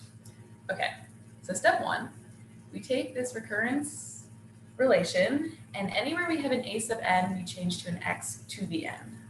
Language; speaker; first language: English; native; English